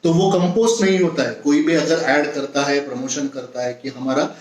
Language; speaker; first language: Hindi; non-native, local second language; Marathi